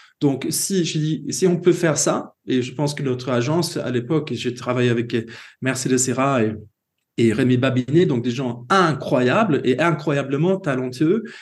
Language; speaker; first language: French; non-native, fluent; Swedish